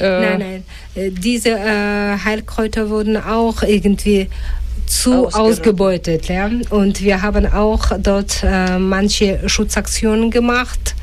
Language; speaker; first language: German; non-native, fluent; Russian